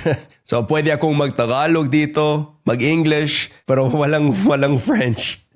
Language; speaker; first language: Filipino; non-native, fluent; English